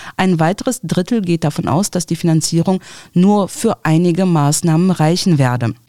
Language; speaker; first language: German; early bilingual, other home language; Russian